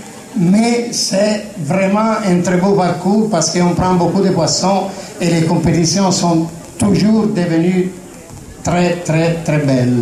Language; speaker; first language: French; non-native, fluent; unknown